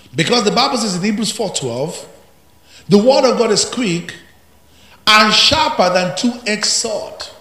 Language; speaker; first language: English; non-native, local second language; Yoruba